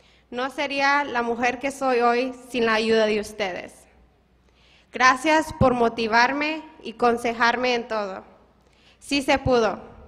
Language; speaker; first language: Spanish; early bilingual, heritage; Spanish